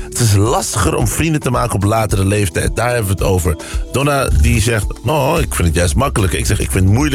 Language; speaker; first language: Dutch; native; Dutch